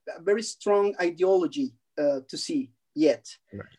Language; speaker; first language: English; non-native, fluent; Spanish